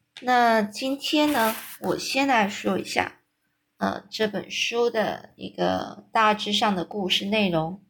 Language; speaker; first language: Chinese; native; Chinese